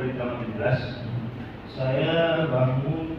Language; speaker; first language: Indonesian; non-native, local second language; Sundanese